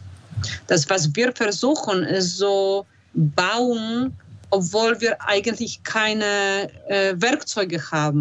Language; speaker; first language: German; non-native, fluent; Polish